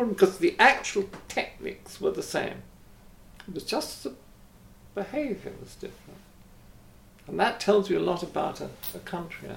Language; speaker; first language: English; native; English